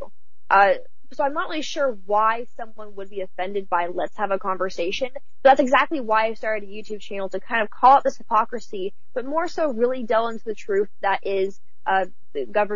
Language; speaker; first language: English; native; English